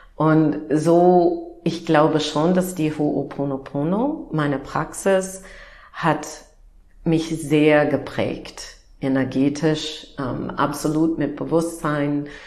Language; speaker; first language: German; non-native, fluent; English